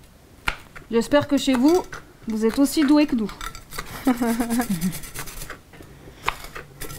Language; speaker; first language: French; native; French